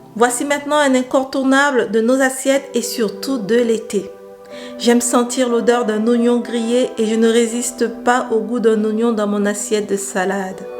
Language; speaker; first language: French; native; French